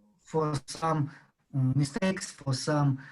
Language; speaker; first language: English; non-native, learner; Russian